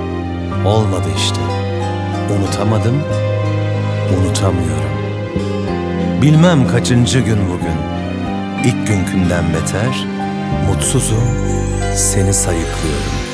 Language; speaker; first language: Turkish; native; Turkish